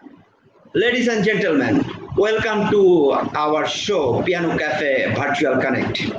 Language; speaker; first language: English; non-native, fluent; Bangla